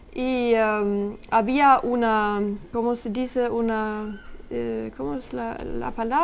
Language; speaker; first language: Spanish; non-native, learner; French